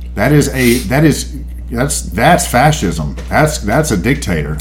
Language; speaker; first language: English; early bilingual, other home language; Spanish